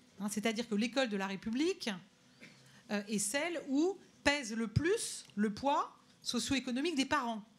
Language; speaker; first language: French; native; French